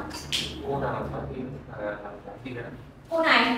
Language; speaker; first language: Vietnamese; native; Vietnamese